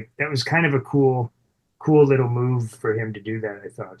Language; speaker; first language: English; native; English